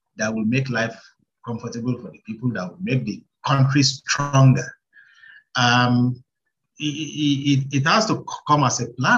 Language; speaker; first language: English; non-native, local second language; Yoruba